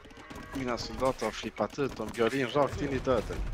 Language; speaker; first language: Swedish; early bilingual, other home language; Turkish